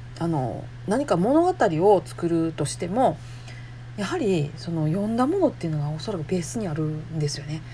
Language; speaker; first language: Japanese; native; Japanese